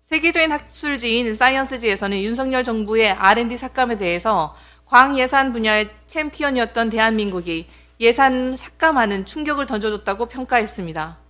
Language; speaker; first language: Korean; native; Korean